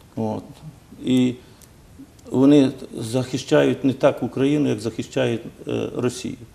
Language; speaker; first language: Ukrainian; native; Ukrainian